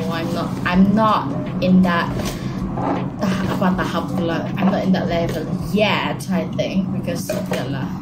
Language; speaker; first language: English; non-native, local second language; Malay